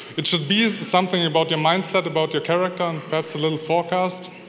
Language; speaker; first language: English; non-native, fluent; German